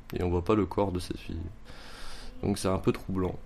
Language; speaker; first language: French; native; French